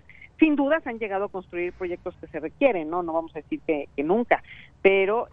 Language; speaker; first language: Spanish; native; Spanish